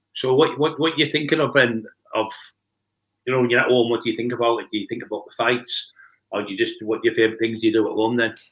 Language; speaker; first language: English; native; English